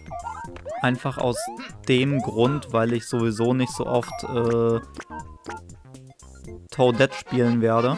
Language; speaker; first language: German; native; German